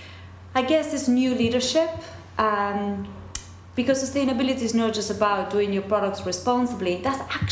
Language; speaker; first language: English; non-native, fluent; Spanish